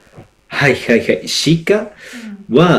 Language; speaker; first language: Japanese; non-native, learner; English